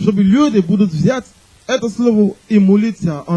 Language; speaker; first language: Russian; non-native, fluent; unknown